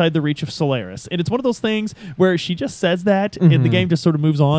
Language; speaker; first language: English; native; English